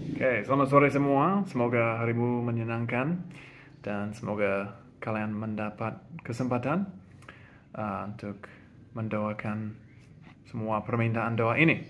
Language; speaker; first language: Indonesian; non-native, fluent; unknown